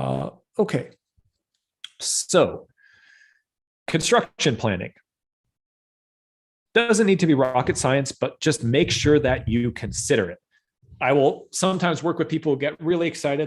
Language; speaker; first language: English; native; English